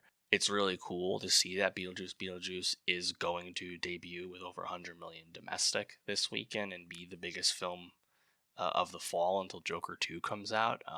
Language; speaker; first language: English; native; English